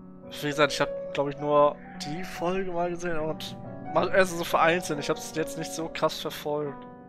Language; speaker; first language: German; native; German